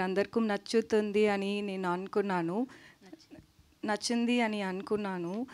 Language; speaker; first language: Telugu; non-native, local second language; Tamil